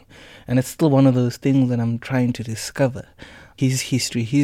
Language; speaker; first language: English; non-native, local second language; Tswana